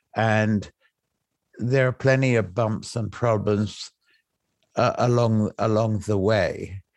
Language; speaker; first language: English; native; English